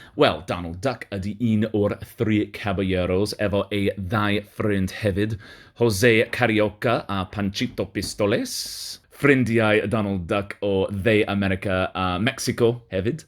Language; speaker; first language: Welsh; non-native, learner; English